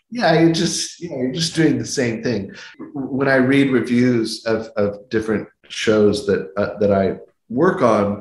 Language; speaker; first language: English; native; English